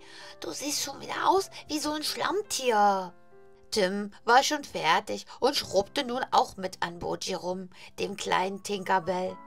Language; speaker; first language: German; native; German